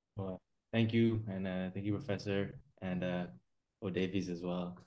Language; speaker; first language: English; native; English